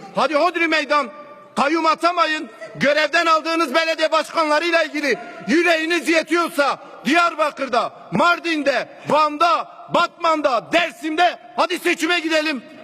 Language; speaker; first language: Turkish; non-native, local second language; Kurdish